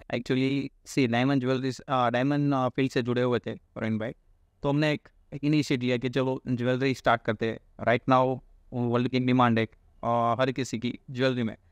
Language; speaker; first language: Hindi; non-native, local second language; Gujarati